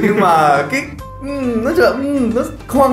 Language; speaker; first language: Vietnamese; non-native, fluent; Korean